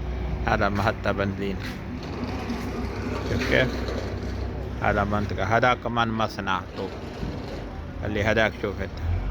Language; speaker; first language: Arabic; non-native, learner; Urdu